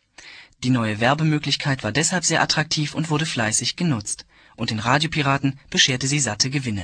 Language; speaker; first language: German; native; German